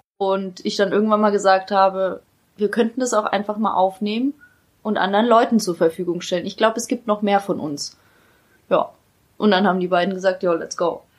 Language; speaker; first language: German; early bilingual, other home language; Polish